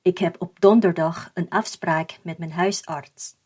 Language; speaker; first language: Dutch; non-native, fluent; Thai